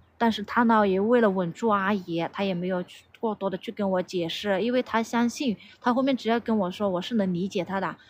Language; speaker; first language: Chinese; non-native, local second language; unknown